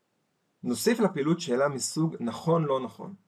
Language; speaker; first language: Hebrew; native; Hebrew